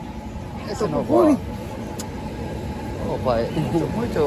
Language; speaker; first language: Portuguese; non-native, learner; Turkish